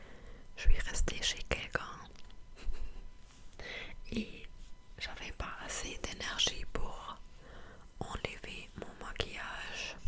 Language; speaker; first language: French; non-native, fluent; English